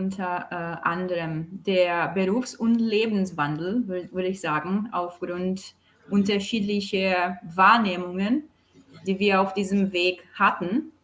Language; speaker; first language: German; non-native, fluent; Portuguese